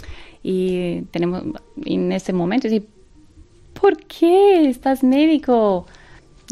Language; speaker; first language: Spanish; non-native, learner; Romanian